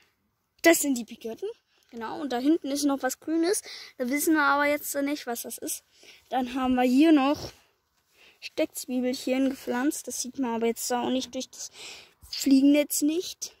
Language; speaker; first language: German; native; German